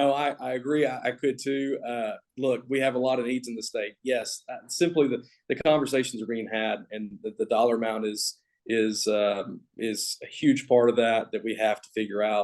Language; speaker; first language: English; native; English